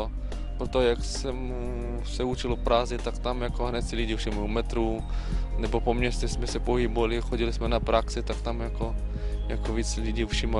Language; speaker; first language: Czech; non-native, learner; Ukrainian